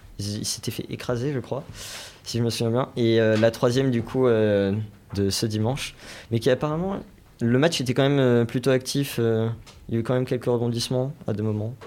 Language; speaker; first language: French; native; French